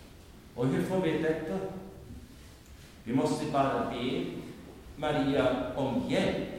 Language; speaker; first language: Swedish; non-native, fluent; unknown